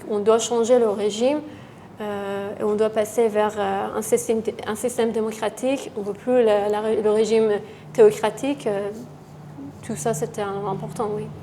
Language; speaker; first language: French; non-native, fluent; Persian